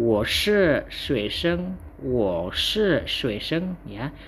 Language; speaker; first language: Chinese; non-native, fluent; Indonesian